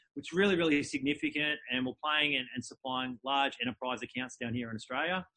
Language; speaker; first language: English; native; English